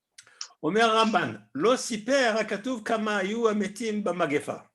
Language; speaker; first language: Hebrew; non-native, fluent; French